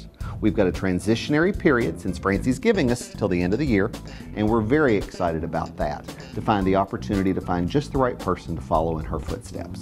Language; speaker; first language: English; native; English